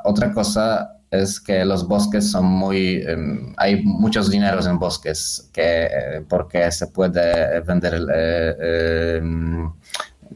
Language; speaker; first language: Spanish; non-native, learner; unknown